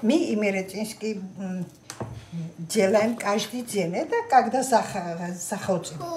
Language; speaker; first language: Russian; non-native, learner; Georgian